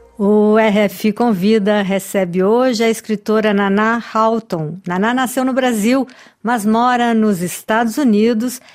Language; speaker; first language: Portuguese; native; Portuguese